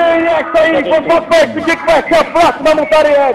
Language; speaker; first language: Portuguese; native; Portuguese